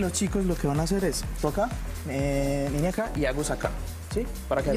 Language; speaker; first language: Spanish; native; Spanish